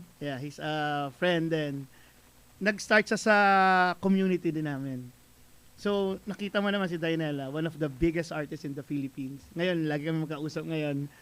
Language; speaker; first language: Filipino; native; Filipino